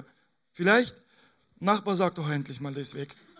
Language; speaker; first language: German; non-native, fluent; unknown